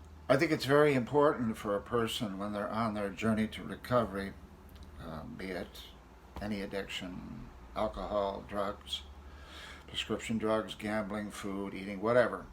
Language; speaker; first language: English; native; English